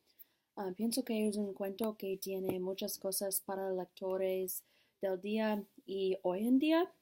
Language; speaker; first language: Spanish; non-native, learner; English